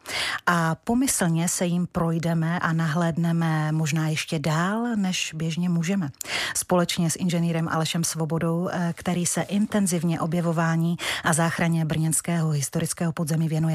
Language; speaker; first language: Czech; native; Czech